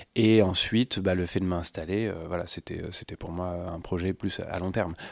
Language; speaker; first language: French; native; French